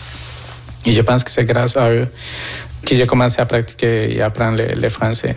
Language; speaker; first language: French; non-native, fluent; Spanish